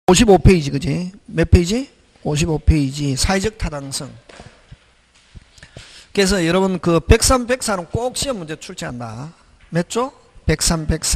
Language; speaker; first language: Korean; native; Korean